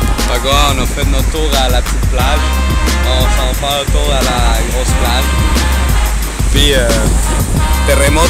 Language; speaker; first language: French; native; French